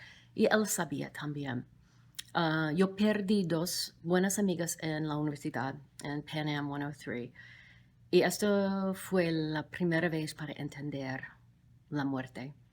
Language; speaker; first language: Spanish; non-native, fluent; English